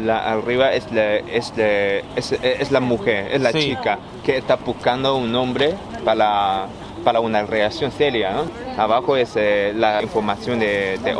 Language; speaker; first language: Spanish; non-native, fluent; Chinese